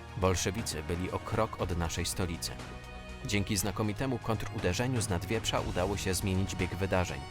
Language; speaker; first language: Polish; native; Polish